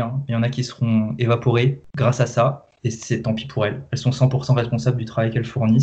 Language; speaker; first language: French; native; French